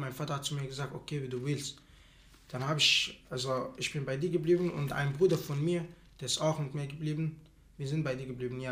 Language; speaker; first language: German; non-native, learner; Arabic